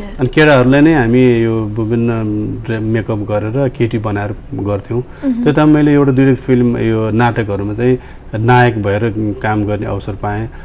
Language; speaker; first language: Nepali; non-native, local second language; Newari